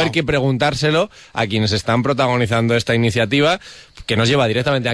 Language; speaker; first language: Spanish; native; Spanish